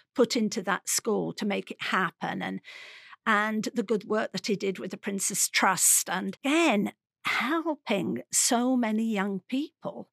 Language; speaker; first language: English; native; English